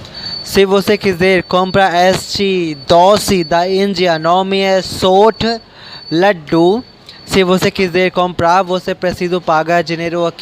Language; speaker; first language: Portuguese; non-native, learner; Hindi